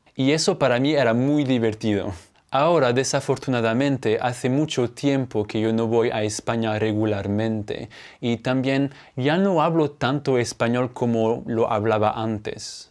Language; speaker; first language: Spanish; non-native, fluent; French